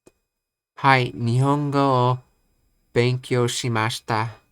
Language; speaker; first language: Japanese; non-native, learner; English